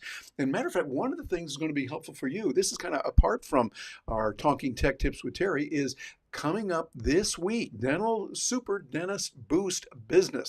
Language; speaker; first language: English; native; English